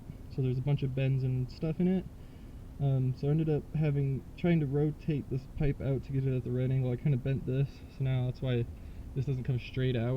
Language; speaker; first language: English; native; English